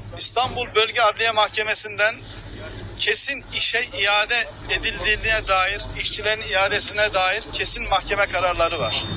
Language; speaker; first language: Turkish; native; Turkish